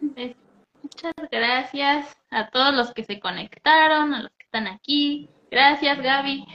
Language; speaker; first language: Spanish; native; Spanish